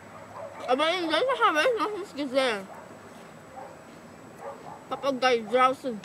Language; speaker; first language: German; non-native, learner; Indonesian